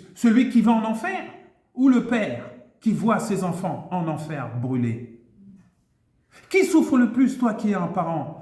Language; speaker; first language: French; native; French